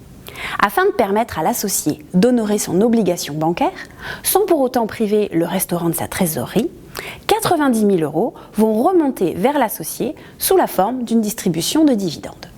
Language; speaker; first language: French; native; French